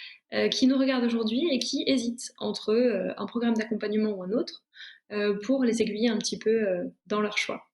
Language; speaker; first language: French; native; French